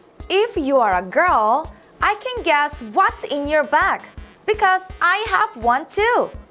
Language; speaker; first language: English; non-native, fluent; Korean